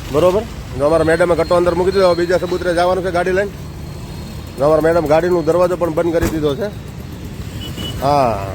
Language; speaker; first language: Gujarati; native; Gujarati